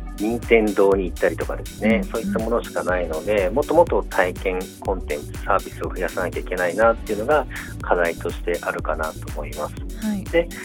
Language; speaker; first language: Japanese; native; Japanese